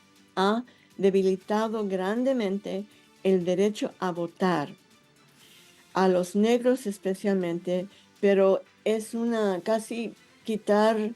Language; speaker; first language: Spanish; non-native, fluent; English